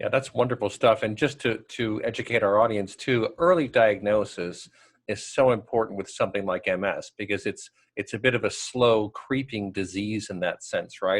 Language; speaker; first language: English; native; English